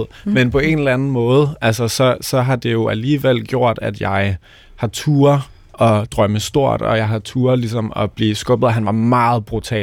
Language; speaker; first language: Danish; native; Danish